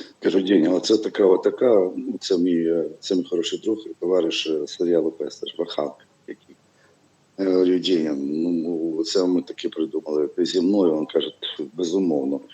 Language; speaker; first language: Ukrainian; non-native, local second language; Russian